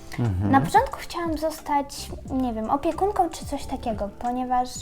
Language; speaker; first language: Polish; early bilingual, other home language; Ukrainian